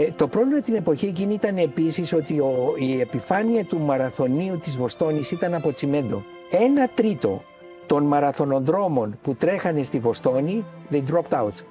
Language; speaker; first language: Greek; native; Greek